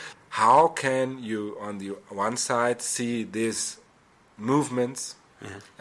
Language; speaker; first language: English; non-native, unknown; German